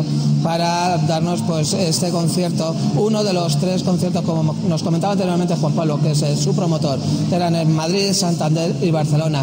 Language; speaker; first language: Spanish; native; Spanish